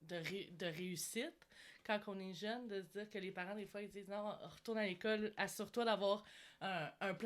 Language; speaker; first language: French; native; French